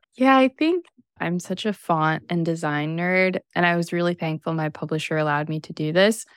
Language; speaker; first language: English; native; English